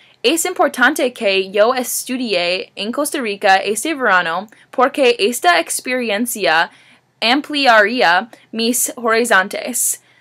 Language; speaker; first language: Spanish; non-native, learner; English